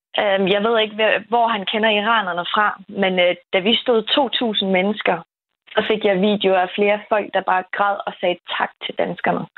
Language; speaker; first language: Danish; early bilingual, other home language; Kurdish